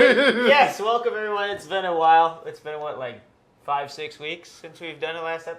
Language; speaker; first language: English; native; English